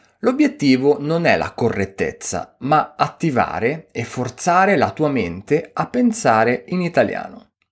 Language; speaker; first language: Italian; native; Italian